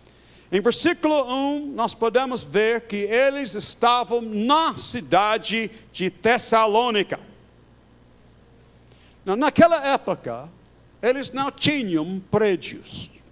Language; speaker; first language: Portuguese; non-native, fluent; English